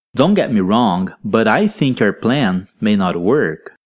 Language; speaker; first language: English; non-native, fluent; Portuguese